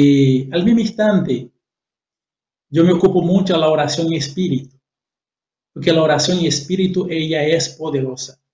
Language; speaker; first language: Spanish; non-native, fluent; Portuguese